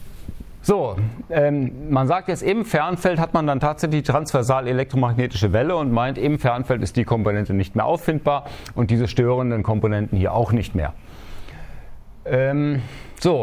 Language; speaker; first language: German; native; German